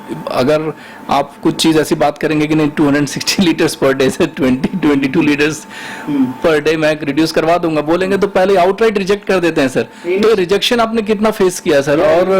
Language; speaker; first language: Hindi; native; Hindi